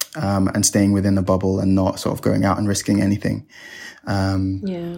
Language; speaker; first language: English; native; English